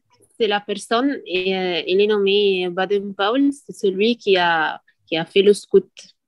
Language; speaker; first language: French; non-native, learner; Arabic